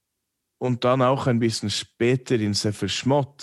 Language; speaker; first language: German; non-native, fluent; English